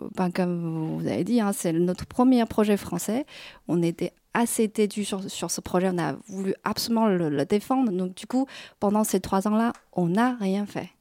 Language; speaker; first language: French; non-native, fluent; Chinese